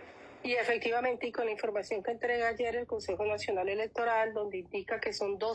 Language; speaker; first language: Spanish; native; Spanish